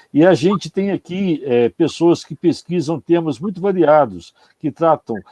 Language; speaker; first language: Portuguese; native; Portuguese